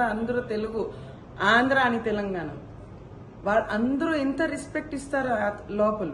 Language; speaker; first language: Telugu; non-native, fluent; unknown